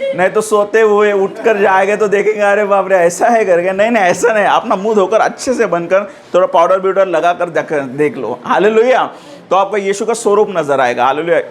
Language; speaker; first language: Hindi; non-native, local second language; Marathi